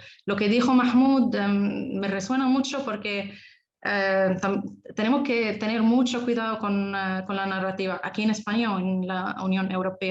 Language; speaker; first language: Spanish; non-native, fluent; Arabic